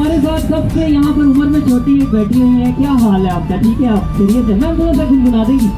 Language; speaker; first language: Hindi; native; Hindi